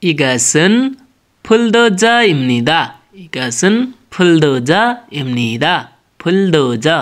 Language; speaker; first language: Korean; non-native, learner; Nepali